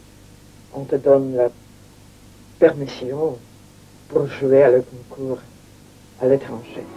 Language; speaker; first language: French; non-native, learner; Russian